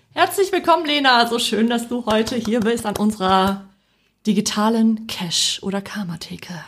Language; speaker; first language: German; early bilingual, other home language; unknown